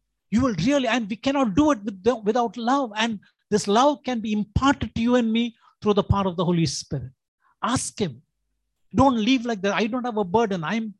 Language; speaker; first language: English; non-native, local second language; Tamil